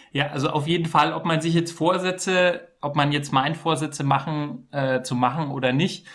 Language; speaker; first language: German; native; German